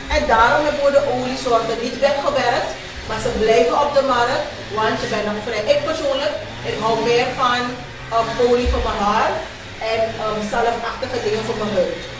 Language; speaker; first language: Dutch; native; Dutch